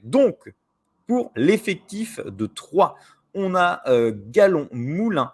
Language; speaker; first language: French; native; French